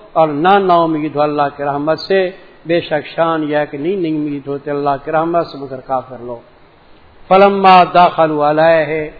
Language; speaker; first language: Urdu; native; Urdu